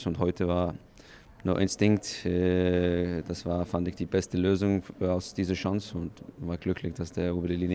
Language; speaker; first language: German; non-native, fluent; Icelandic